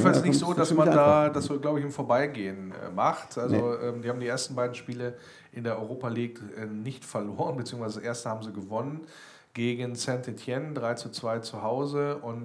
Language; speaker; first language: German; native; German